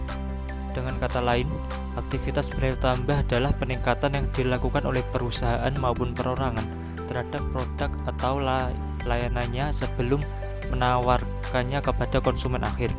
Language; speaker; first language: Indonesian; native; Indonesian